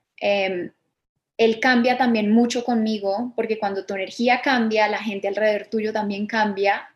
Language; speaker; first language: Spanish; early bilingual, other home language; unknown